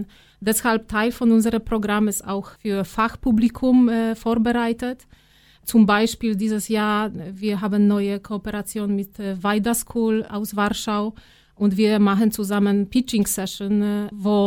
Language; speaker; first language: German; non-native, fluent; Polish